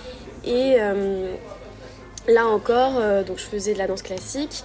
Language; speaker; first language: French; native; French